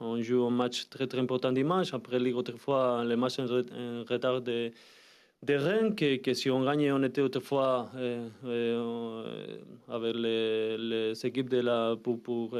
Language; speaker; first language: French; non-native, learner; Spanish